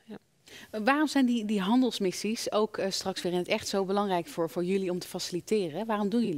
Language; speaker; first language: Dutch; native; Dutch